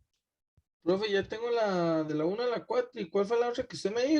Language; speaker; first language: Spanish; native; Spanish